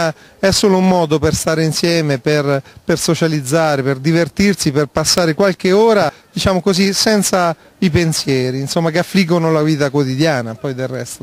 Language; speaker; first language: Italian; native; Italian